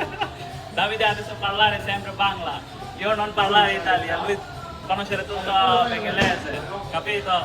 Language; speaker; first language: Italian; non-native, learner; Bangla